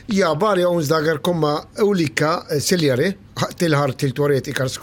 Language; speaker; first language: Swedish; non-native, learner; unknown